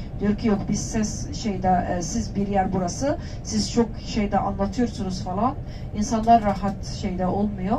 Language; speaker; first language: Turkish; non-native, learner; Arabic